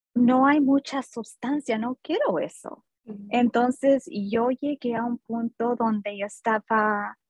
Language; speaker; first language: Spanish; early bilingual, heritage; Spanish